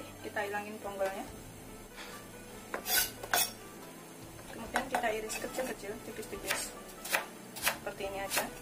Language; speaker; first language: Indonesian; native; Indonesian